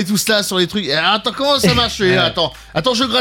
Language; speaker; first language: French; native; French